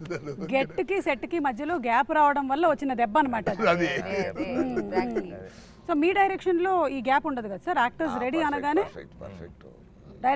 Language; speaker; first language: Telugu; native; Telugu